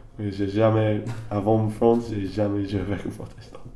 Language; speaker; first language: French; non-native, learner; English